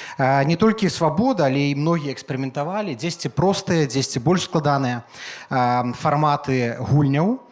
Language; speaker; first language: Belarusian; native; Belarusian